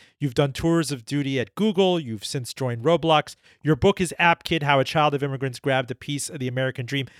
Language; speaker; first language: English; early bilingual, other home language; Persian